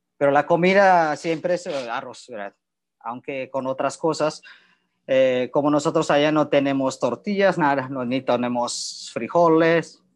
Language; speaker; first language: Spanish; non-native, learner; Indonesian